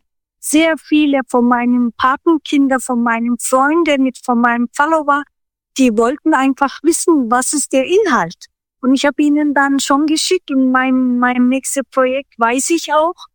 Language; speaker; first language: German; non-native, fluent; Turkish